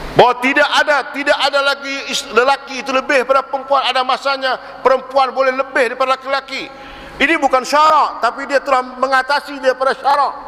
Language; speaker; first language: Malay; native; Malay